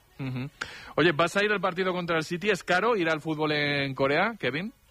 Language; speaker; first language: Spanish; native; Spanish